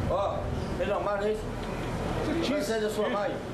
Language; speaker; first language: Portuguese; non-native, fluent; French